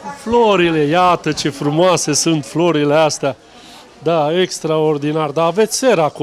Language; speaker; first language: Romanian; native; Romanian